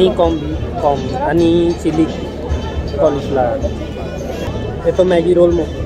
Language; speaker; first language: Filipino; non-native, learner; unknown